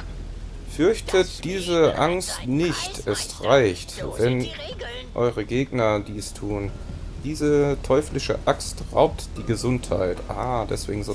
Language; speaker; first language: German; native; German